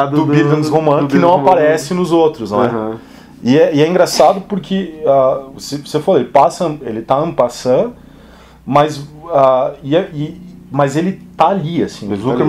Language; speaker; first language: Portuguese; native; Portuguese